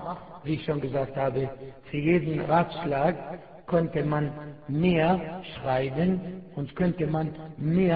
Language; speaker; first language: German; non-native, fluent; Arabic